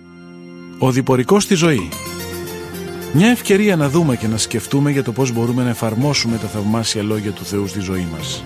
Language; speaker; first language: Greek; native; Greek